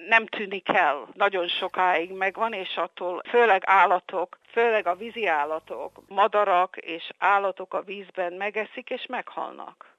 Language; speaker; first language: Hungarian; early bilingual, heritage; Hungarian